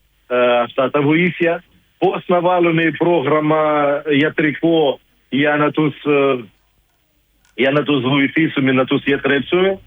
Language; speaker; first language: Greek; non-native, learner; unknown